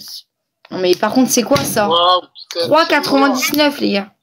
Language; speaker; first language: French; native; French